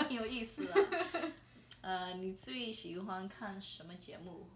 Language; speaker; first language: Chinese; non-native, learner; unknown